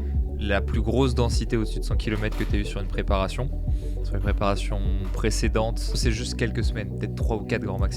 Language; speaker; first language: French; native; French